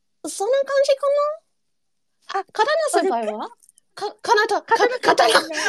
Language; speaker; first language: Japanese; non-native, learner; English